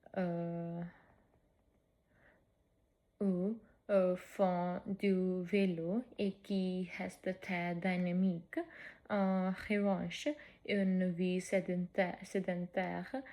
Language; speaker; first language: French; non-native, fluent; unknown